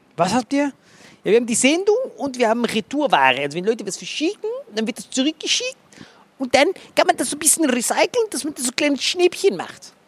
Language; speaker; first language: German; early bilingual, other home language; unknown